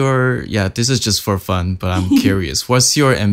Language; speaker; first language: English; non-native, fluent; Chinese